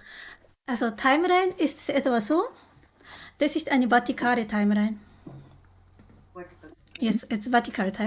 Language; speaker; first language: German; non-native, learner; Japanese